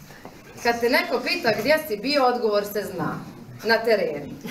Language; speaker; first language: Croatian; native; Croatian